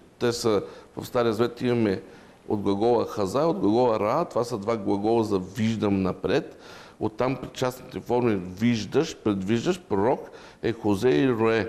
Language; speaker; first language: Bulgarian; native; Bulgarian